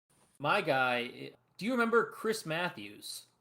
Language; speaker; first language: English; native; English